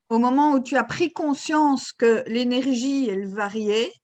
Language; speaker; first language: French; native; French